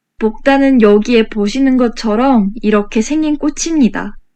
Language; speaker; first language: Korean; non-native, fluent; Chinese